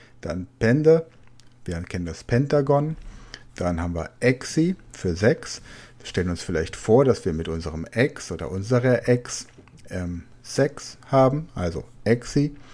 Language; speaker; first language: German; native; German